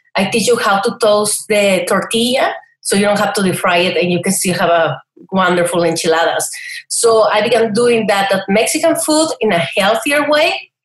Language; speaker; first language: English; non-native, fluent; Spanish